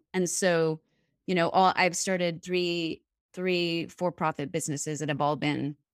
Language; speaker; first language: English; native; English